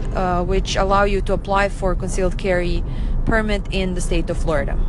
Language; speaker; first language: English; non-native, fluent; Serbian